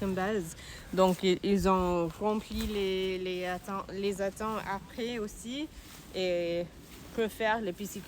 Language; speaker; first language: French; non-native, learner; English